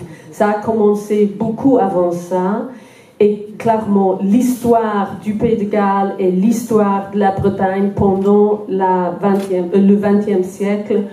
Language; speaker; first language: French; non-native, fluent; Welsh